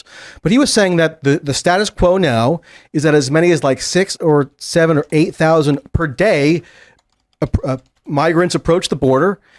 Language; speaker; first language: English; native; English